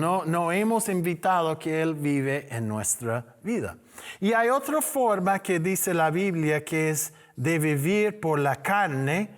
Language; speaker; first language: Spanish; non-native, learner; English